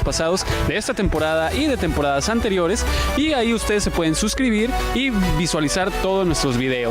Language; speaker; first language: Spanish; native; Spanish